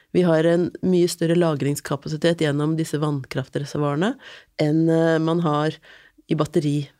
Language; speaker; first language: Norwegian; native; Norwegian